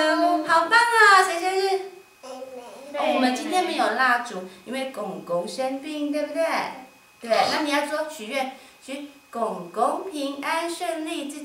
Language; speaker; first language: Chinese; native; Chinese